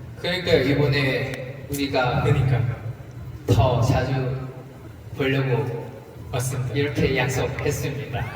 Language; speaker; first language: Korean; non-native, learner; Chinese